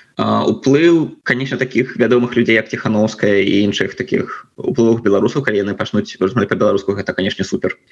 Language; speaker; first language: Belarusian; non-native, local second language; Russian